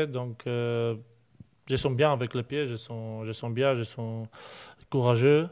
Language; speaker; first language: French; non-native, learner; Polish